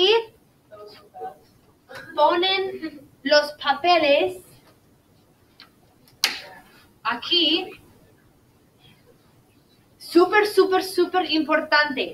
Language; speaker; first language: Spanish; non-native, learner; English